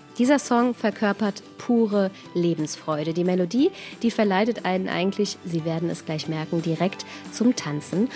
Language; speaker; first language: German; native; German